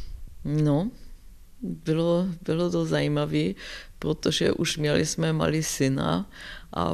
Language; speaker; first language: Czech; non-native, fluent; German